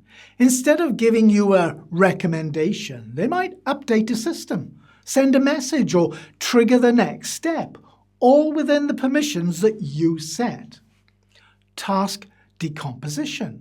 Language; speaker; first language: English; native; English